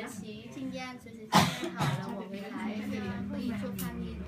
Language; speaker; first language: Chinese; non-native, learner; Vietnamese